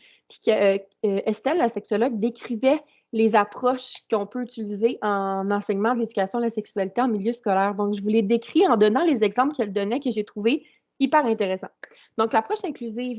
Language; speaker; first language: French; native; French